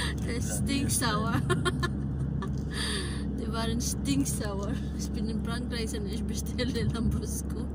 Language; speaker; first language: German; non-native, learner; Filipino